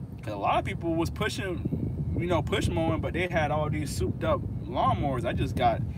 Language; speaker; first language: English; native; English